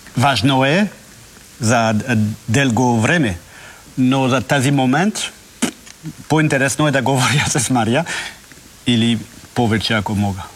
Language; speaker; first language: Bulgarian; non-native, learner; French